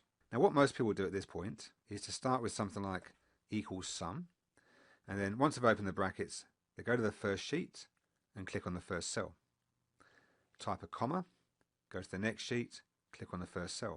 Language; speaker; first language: English; native; English